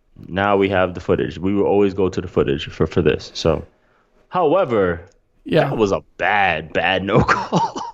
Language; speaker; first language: English; native; English